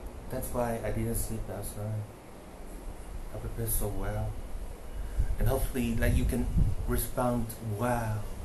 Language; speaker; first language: English; non-native, fluent; Chinese